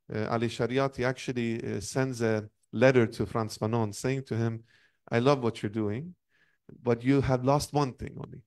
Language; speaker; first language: English; non-native, fluent; Persian